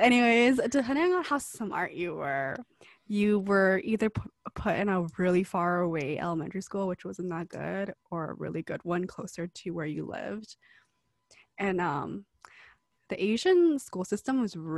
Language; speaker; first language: English; early bilingual, other home language; Cantonese